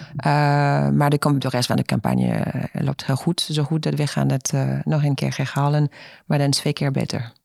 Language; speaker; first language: Dutch; non-native, fluent; French